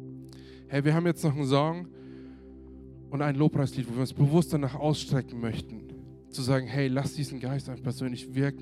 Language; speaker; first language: German; native; German